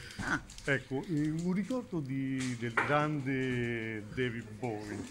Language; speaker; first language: Italian; native; Italian